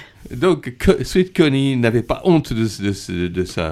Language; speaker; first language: French; native; French